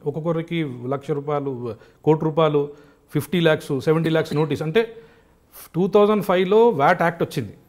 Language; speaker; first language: Telugu; non-native, local second language; Urdu